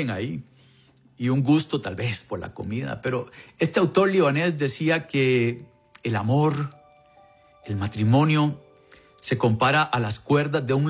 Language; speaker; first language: Spanish; native; Spanish